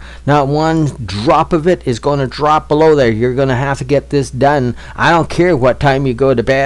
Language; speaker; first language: English; native; English